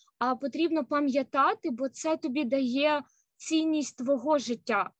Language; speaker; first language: Ukrainian; native; Ukrainian